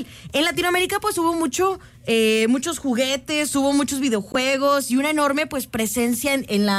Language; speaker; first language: Spanish; native; Spanish